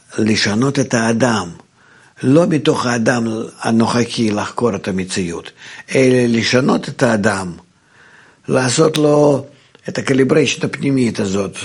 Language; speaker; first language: Hebrew; non-native, fluent; Russian